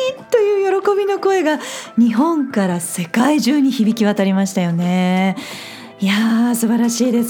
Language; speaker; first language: Japanese; native; Japanese